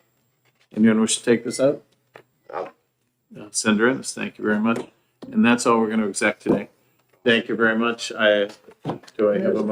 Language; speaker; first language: English; native; English